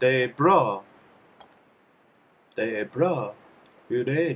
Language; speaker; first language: Swedish; non-native, learner; English